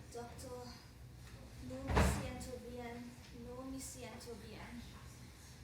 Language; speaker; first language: Spanish; non-native, learner; English